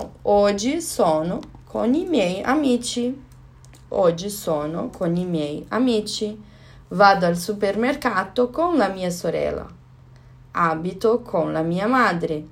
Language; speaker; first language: Italian; non-native, learner; Portuguese